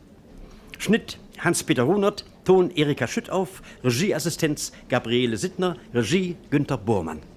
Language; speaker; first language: German; native; German